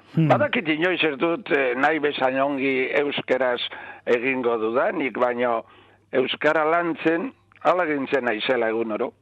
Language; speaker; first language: Basque; non-native, local second language; Spanish